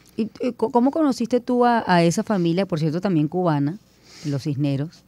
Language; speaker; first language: Spanish; native; Spanish